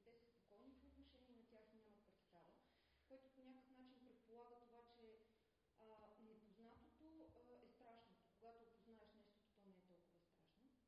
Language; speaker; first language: Bulgarian; native; Bulgarian